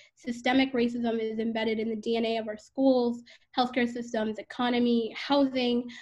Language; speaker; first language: English; native; English